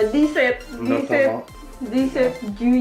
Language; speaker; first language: French; non-native, learner; Indonesian